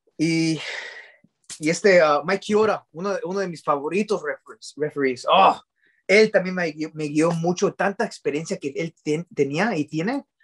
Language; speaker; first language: Spanish; early bilingual, heritage; Spanish